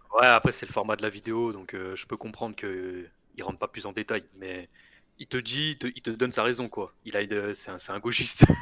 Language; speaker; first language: French; native; French